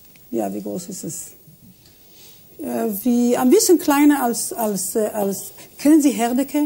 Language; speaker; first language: German; non-native, fluent; Hebrew